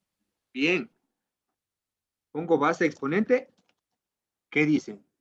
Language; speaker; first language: Spanish; native; Spanish